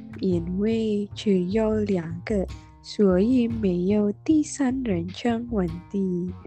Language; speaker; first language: Chinese; non-native, learner; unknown